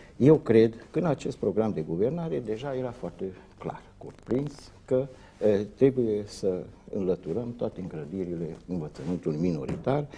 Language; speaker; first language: Romanian; non-native, local second language; Hungarian